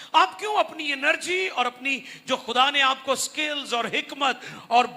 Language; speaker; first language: Hindi; non-native, local second language; Punjabi